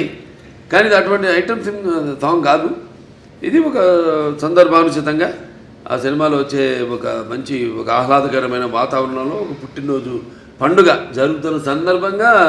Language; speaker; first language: Telugu; native; Telugu